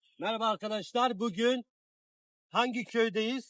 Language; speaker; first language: Turkish; non-native, fluent; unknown